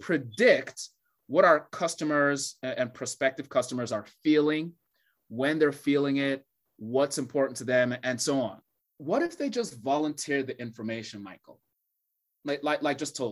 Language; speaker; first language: English; non-native, local second language; Yoruba